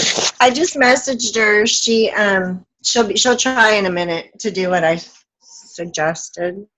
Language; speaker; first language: English; native; English